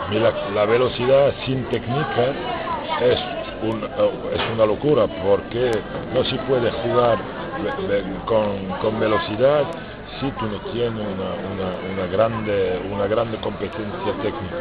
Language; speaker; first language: Spanish; non-native, fluent; French